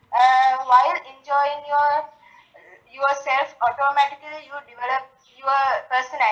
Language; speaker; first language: English; non-native, learner; Sinhala